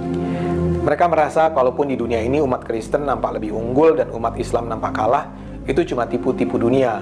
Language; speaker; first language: Indonesian; native; Indonesian